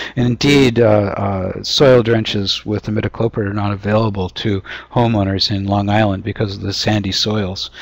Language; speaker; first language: English; native; English